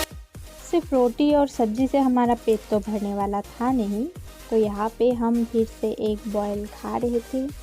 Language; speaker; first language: Hindi; non-native, local second language; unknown